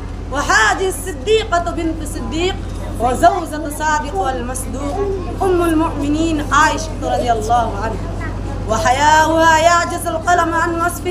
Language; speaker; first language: Arabic; non-native, learner; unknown